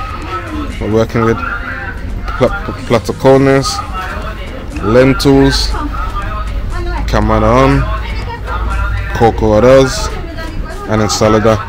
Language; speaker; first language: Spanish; non-native, learner; English